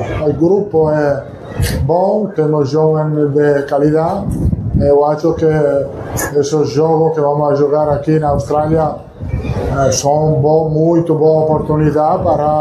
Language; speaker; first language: Portuguese; non-native, learner; Italian